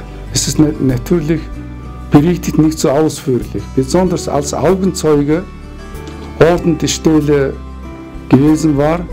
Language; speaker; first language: German; non-native, fluent; Mongolian